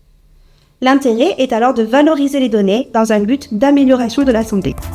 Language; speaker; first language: French; native; French